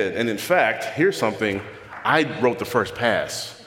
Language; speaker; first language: English; native; English